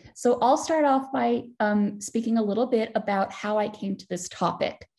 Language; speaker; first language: English; native; English